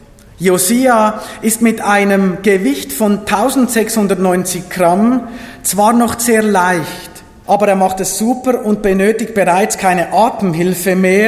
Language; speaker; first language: German; native; German